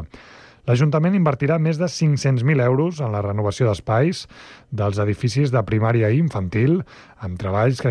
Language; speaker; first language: Catalan; native; Catalan